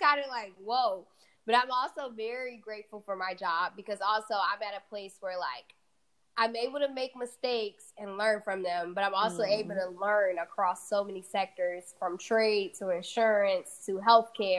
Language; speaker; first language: English; early bilingual, other home language; Fula